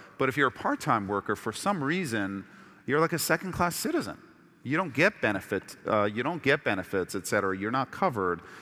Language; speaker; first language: English; early bilingual, other home language; Persian